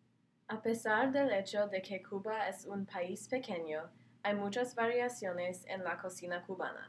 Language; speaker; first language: Spanish; non-native, learner; English